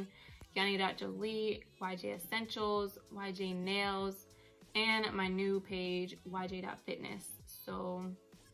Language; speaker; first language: English; native; English